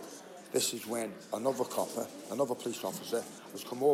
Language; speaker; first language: English; native; English